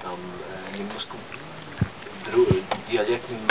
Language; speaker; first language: Russian; non-native, fluent; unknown